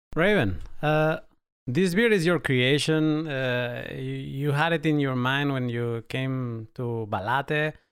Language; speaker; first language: English; non-native, fluent; Catalan